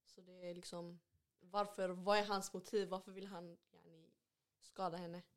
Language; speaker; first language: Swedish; early bilingual, other home language; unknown